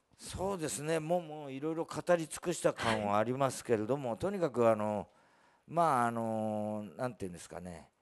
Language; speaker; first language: Japanese; native; Japanese